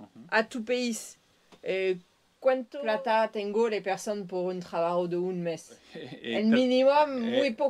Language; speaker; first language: Spanish; non-native, learner; French